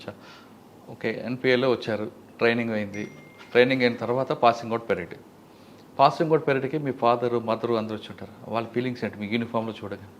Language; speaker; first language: Telugu; native; Telugu